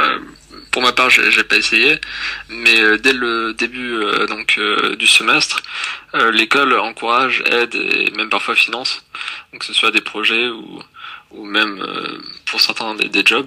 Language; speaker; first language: French; native; French